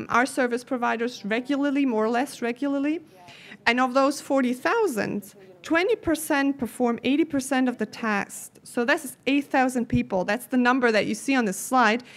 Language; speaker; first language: English; non-native, fluent; German